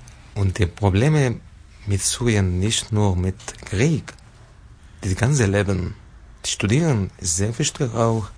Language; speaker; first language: German; non-native, learner; Arabic